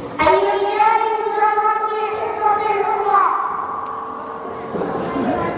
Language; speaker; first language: Arabic; non-native, learner; Urdu